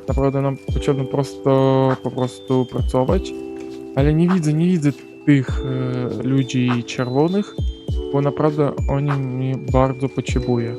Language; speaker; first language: Polish; non-native, learner; Ukrainian